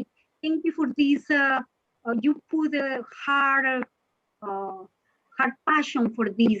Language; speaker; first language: English; non-native, learner; Spanish